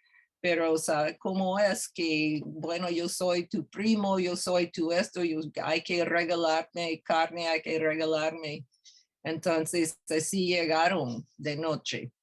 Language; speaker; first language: Spanish; non-native, fluent; English